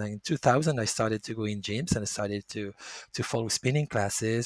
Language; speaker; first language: English; non-native, fluent; French